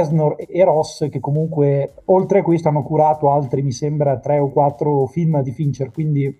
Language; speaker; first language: Italian; native; Italian